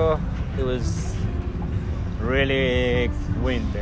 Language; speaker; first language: English; non-native, fluent; Spanish